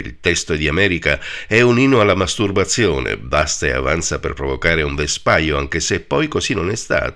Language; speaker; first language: Italian; native; Italian